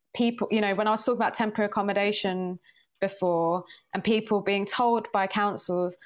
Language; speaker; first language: English; early bilingual, other home language; Swahili